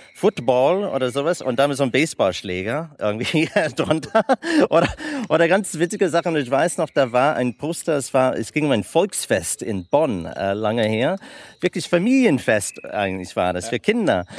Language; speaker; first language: German; non-native, fluent; English